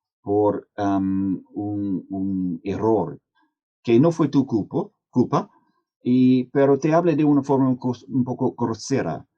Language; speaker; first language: Spanish; non-native, fluent; English